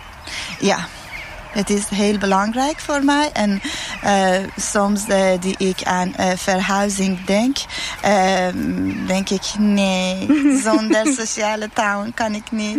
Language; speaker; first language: Dutch; non-native, fluent; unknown